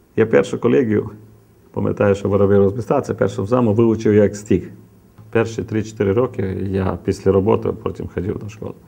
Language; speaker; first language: Ukrainian; non-native, local second language; Romanian